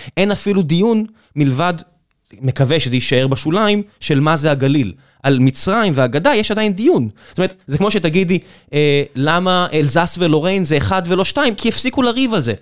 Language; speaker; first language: Hebrew; native; Hebrew